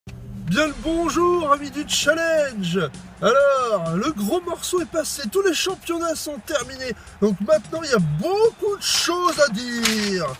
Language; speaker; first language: French; native; French